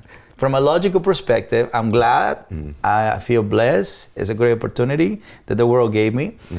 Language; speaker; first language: English; non-native, fluent; Spanish